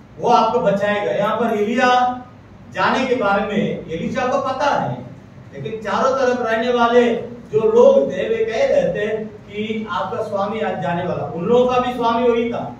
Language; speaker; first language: Hindi; non-native, local second language; Malayalam